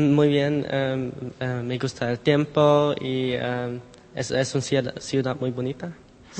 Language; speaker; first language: Spanish; non-native, learner; Dutch